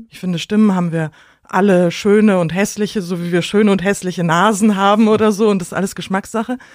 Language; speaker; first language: German; native; German